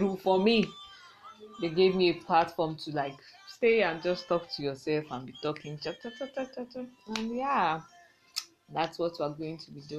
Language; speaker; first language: English; non-native, local second language; Igbo